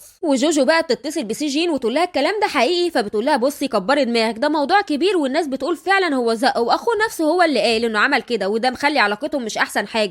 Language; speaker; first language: Arabic; native; Arabic